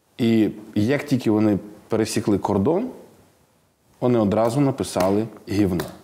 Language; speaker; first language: Ukrainian; non-native, local second language; Russian